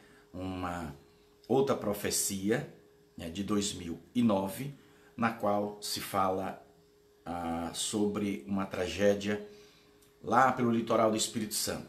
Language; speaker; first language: Portuguese; native; Portuguese